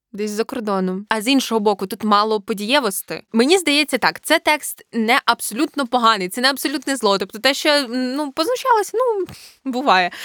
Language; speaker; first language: Ukrainian; native; Ukrainian